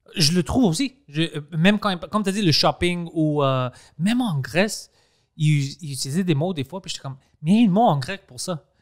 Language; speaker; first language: French; non-native, fluent; Greek